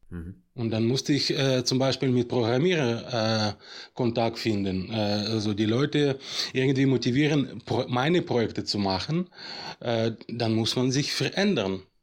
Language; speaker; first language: German; non-native, fluent; Russian